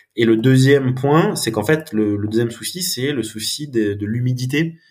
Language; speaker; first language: French; native; French